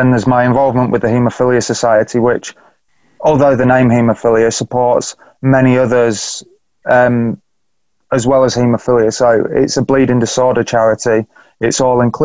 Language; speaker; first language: English; native; English